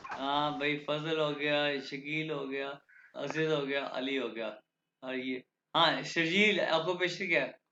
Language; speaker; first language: Urdu; non-native, local second language; Punjabi